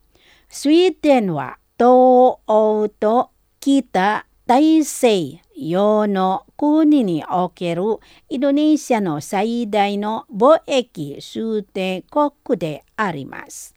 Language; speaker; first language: Japanese; non-native, fluent; Indonesian